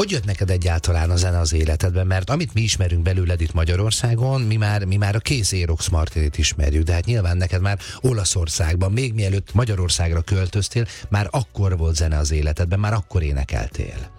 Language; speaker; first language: Hungarian; native; Hungarian